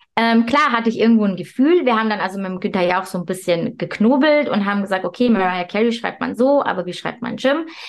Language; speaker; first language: German; early bilingual, other home language; Turkish